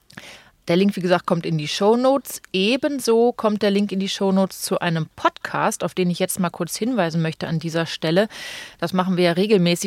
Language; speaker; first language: German; native; German